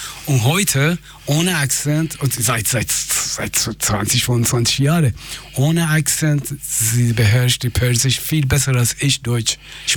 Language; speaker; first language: German; non-native, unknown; Persian